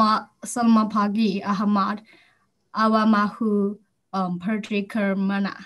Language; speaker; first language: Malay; non-native, learner; Chinese